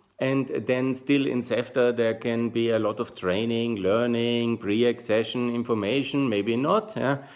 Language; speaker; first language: English; non-native, fluent; German